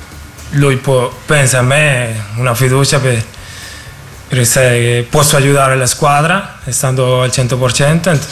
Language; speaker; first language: Italian; non-native, learner; Spanish